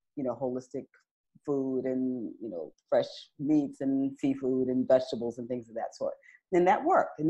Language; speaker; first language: English; native; English